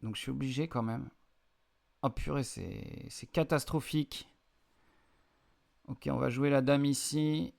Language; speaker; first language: French; native; French